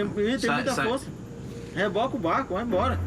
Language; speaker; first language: Portuguese; native; Portuguese